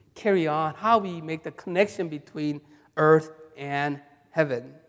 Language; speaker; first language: English; early bilingual, other home language; Korean